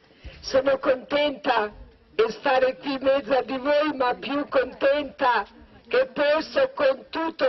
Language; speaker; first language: Italian; non-native, learner; Croatian